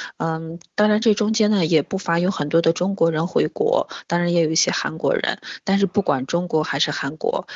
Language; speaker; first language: Chinese; native; Chinese